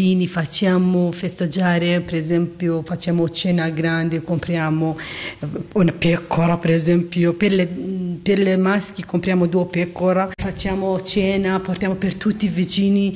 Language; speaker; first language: Italian; non-native, learner; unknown